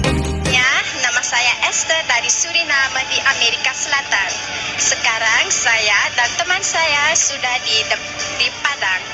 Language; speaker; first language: Indonesian; non-native, learner; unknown